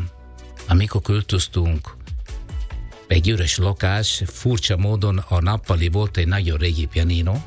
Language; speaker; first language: Hungarian; non-native, fluent; Italian